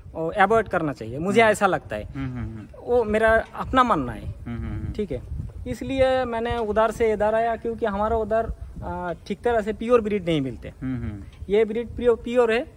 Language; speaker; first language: Hindi; non-native, local second language; Bangla